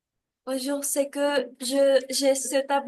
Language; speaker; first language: French; non-native, learner; Spanish